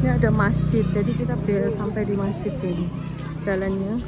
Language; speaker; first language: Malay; non-native, local second language; Javanese